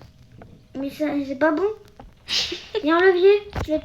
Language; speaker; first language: French; native; French